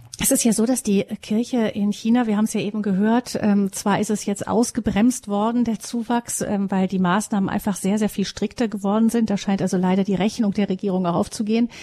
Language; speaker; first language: German; native; German